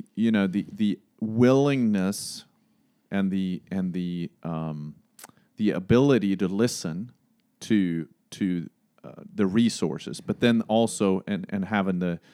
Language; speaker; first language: English; non-native, fluent; Swedish